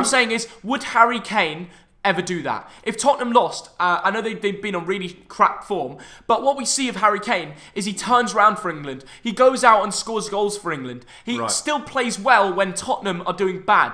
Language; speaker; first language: English; native; English